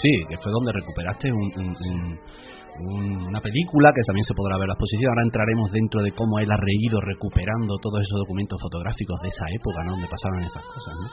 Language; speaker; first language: Spanish; native; Spanish